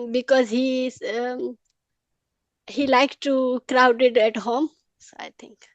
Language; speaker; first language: English; non-native, learner; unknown